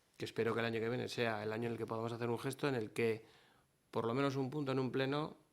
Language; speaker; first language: Spanish; non-native, local second language; Basque